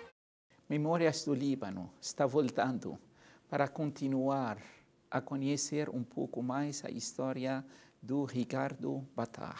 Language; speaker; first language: Portuguese; non-native, fluent; Arabic